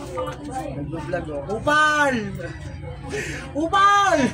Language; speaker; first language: Filipino; native; Filipino